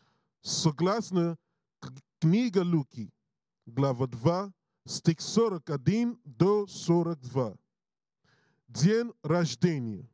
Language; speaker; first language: Russian; non-native, learner; English